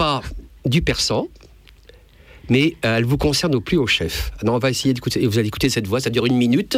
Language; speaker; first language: French; native; French